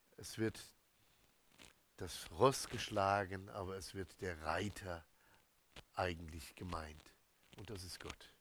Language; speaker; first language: German; native; German